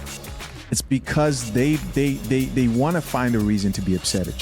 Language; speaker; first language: English; native; English